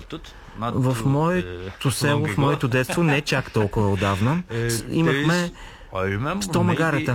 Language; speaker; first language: Bulgarian; non-native, fluent; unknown